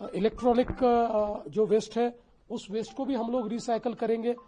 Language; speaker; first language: Hindi; non-native, local second language; Marathi